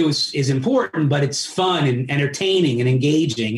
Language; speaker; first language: English; early bilingual, other home language; Italian